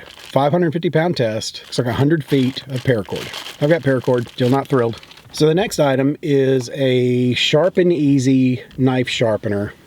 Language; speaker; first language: English; native; English